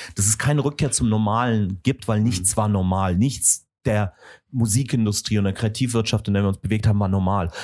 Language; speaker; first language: German; early bilingual, other home language; Russian